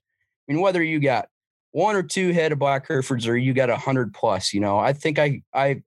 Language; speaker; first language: English; native; English